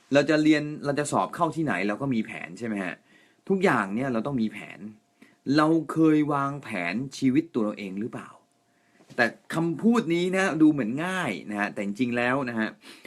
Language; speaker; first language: Thai; non-native, fluent; Japanese